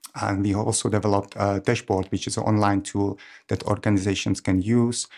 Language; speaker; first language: English; non-native, fluent; Czech